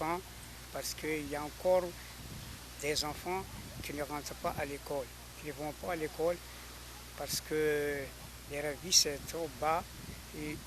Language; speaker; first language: French; non-native, local second language; Malagasy